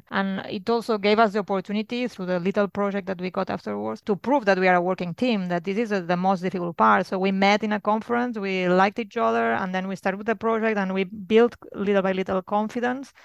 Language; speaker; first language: English; non-native, fluent; Catalan